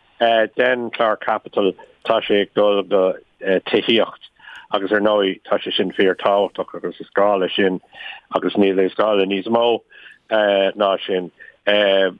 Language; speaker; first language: Irish; non-native, local second language; English